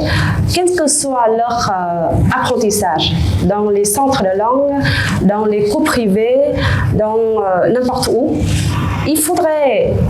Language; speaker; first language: French; non-native, fluent; Vietnamese